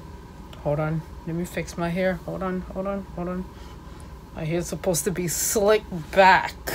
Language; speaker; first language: English; native; English